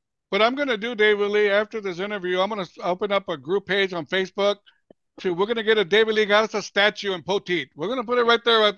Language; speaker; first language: English; early bilingual, other home language; Spanish